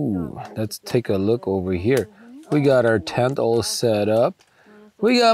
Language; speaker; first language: English; native; English